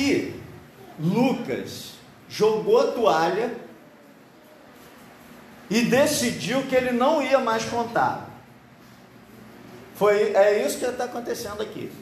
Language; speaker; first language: Portuguese; native; Portuguese